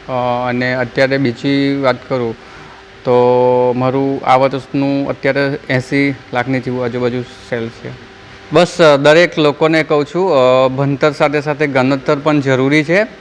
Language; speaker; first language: Gujarati; non-native, local second language; Rathawi